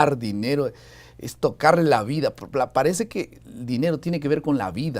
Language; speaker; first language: Spanish; native; Spanish